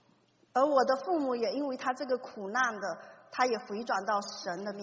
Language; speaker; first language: Chinese; native; Chinese